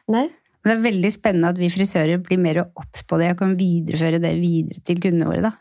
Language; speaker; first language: Norwegian; native; Norwegian